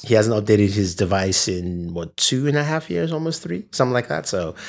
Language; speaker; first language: English; non-native, local second language; Yoruba